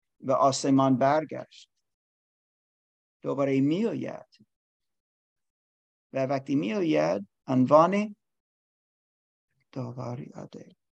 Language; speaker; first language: Persian; non-native, learner; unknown